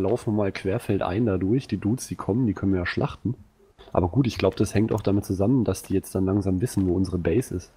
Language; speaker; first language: German; native; German